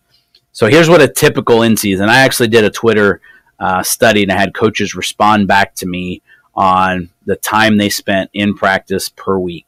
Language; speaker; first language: English; native; English